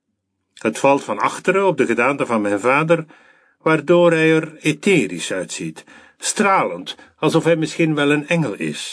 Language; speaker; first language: Dutch; native; Dutch